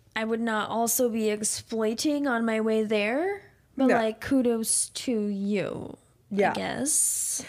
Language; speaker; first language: English; native; English